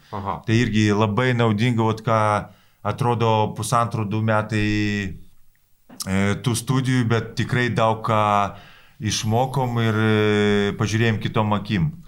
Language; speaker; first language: Lithuanian; non-native, local second language; Polish